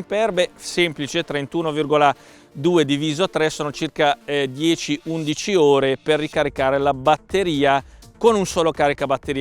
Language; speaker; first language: Italian; native; Italian